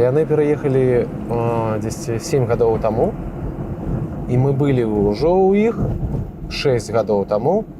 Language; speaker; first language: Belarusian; non-native, local second language; Russian